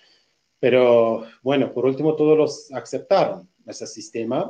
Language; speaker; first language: Spanish; non-native, fluent; Kurdish